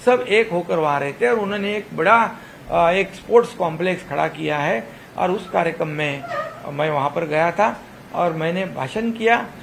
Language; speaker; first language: Hindi; non-native, local second language; Marathi